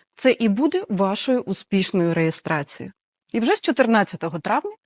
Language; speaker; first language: Ukrainian; native; Ukrainian